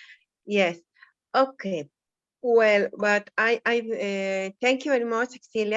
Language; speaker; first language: English; non-native, fluent; Spanish